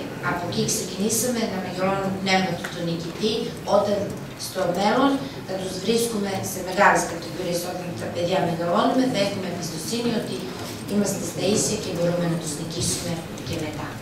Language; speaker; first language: Greek; non-native, fluent; Serbian